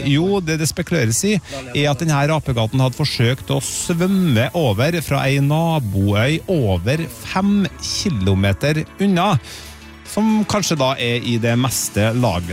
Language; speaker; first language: Norwegian; native; Norwegian